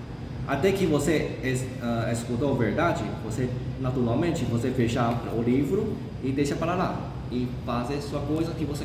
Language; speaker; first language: Portuguese; non-native, fluent; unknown